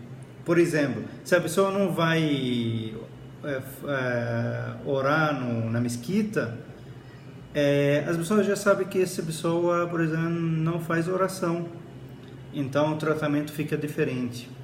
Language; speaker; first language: Portuguese; non-native, fluent; Arabic